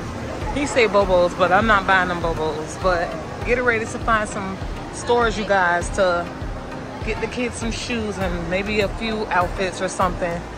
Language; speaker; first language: English; native; English